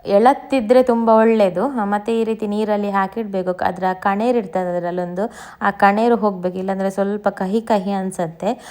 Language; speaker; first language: Kannada; native; Kannada